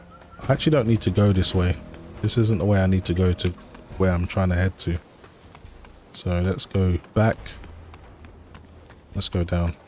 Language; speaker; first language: English; native; English